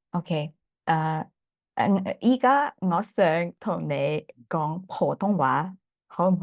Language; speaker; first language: Chinese; non-native, learner; English